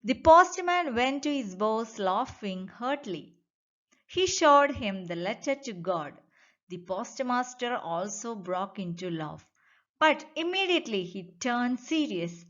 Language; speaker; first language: English; non-native, local second language; Malayalam